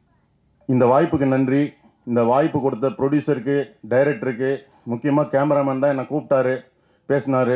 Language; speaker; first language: Tamil; native; Tamil